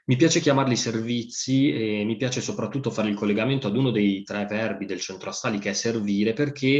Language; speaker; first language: Italian; native; Italian